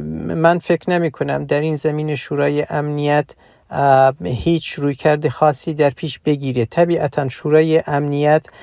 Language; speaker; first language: Persian; non-native, local second language; Central Kurdish